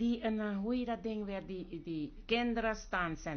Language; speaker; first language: Dutch; native; Dutch